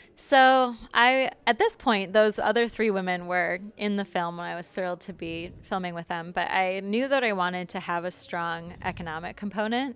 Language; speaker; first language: English; native; English